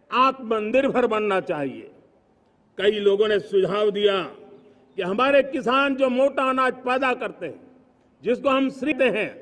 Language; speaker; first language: Hindi; non-native, local second language; Gujarati